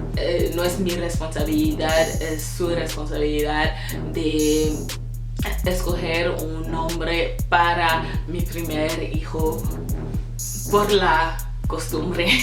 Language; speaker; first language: Spanish; non-native, fluent; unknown